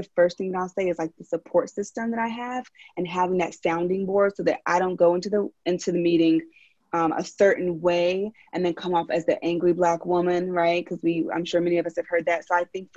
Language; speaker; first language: English; native; English